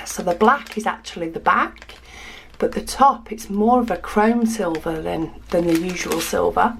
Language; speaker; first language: English; native; English